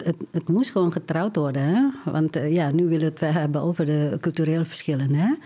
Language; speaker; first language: Dutch; non-native, fluent; Indonesian